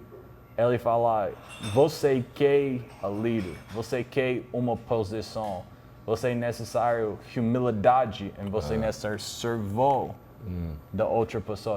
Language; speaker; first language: Portuguese; non-native, learner; English